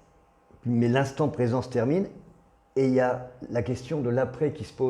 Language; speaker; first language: French; native; French